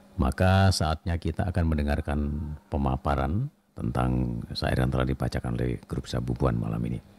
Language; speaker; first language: Indonesian; non-native, local second language; Banjar